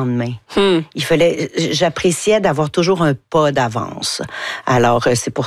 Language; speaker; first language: French; native; French